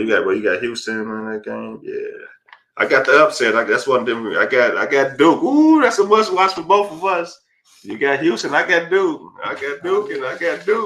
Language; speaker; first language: English; native; English